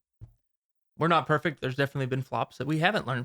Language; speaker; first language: English; native; English